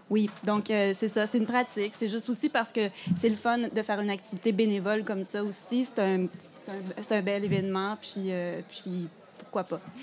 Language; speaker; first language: French; native; French